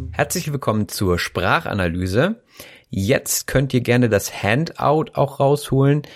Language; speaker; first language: German; native; German